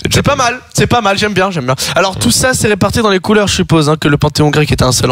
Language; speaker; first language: French; native; French